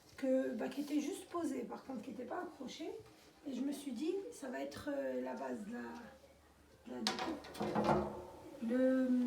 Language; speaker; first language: French; native; French